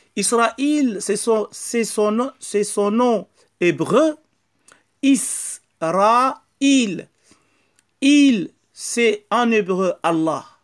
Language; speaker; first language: French; non-native, local second language; Wolof